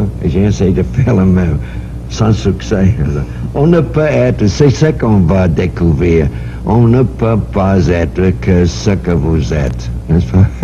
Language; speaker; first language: French; non-native, learner; English